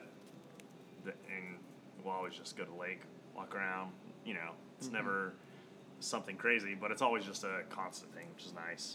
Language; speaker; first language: English; native; English